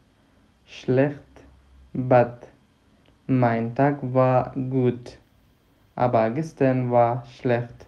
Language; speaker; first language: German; non-native, fluent; Pashto